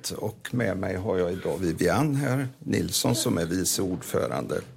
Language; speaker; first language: Swedish; native; Swedish